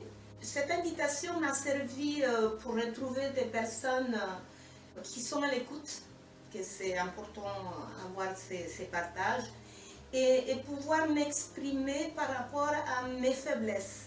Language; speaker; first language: French; non-native, fluent; Spanish